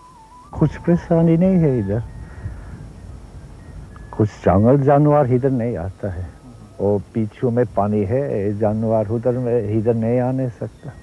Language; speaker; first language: Hindi; non-native, learner; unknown